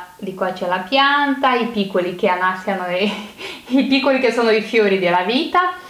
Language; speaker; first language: Italian; non-native, fluent; Romanian